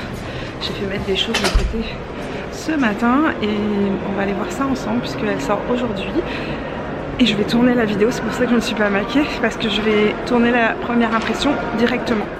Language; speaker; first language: French; native; French